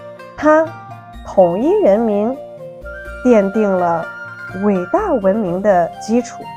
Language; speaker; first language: Chinese; native; Chinese